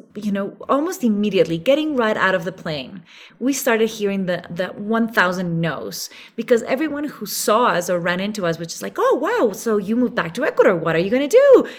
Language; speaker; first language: English; non-native, fluent; Spanish